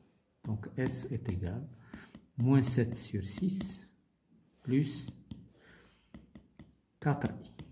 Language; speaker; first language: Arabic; native; Arabic